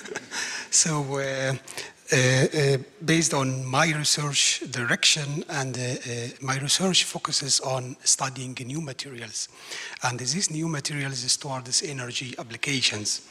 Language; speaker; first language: English; non-native, fluent; Arabic